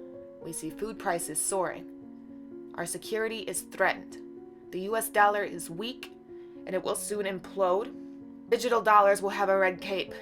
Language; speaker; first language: English; native; English